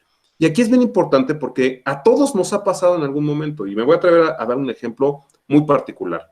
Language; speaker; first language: Spanish; native; Spanish